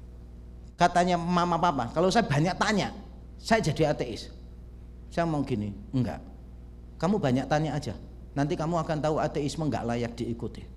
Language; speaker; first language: Indonesian; native; Indonesian